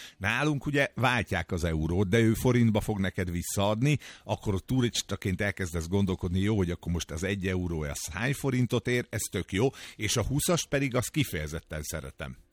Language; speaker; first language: Hungarian; native; Hungarian